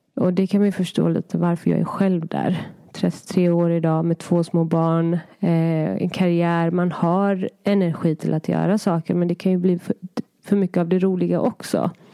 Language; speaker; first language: Swedish; early bilingual, other home language; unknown